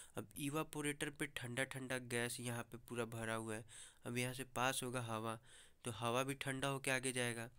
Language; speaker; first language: Hindi; native; Hindi